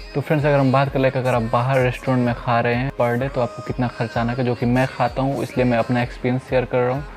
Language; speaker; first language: Hindi; native; Hindi